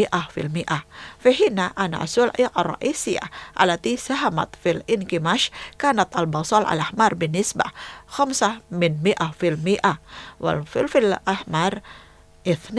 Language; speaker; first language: Arabic; non-native, fluent; Indonesian